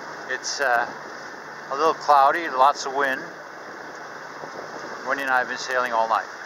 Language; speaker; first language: English; non-native, fluent; Danish